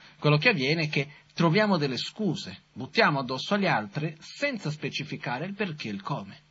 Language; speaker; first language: Italian; non-native, fluent; Portuguese